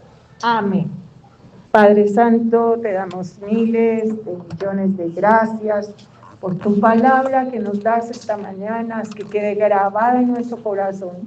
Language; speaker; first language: Spanish; native; Spanish